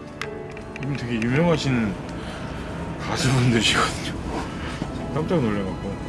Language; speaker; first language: Korean; native; Korean